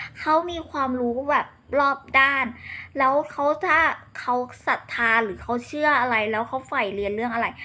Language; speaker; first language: Thai; native; Thai